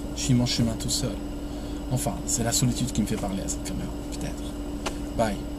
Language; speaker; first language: French; non-native, local second language; Arabic